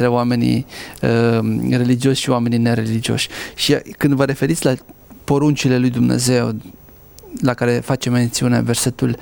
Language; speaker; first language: Romanian; native; Romanian